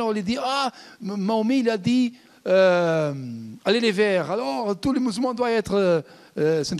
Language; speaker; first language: French; non-native, fluent; Portuguese